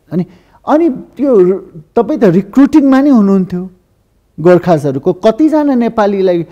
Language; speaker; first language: Nepali; native; Nepali